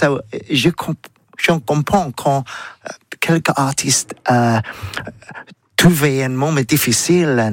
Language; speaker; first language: French; non-native, learner; English